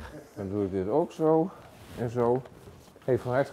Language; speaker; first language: Dutch; native; Dutch